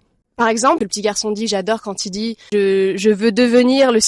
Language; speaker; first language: French; native; French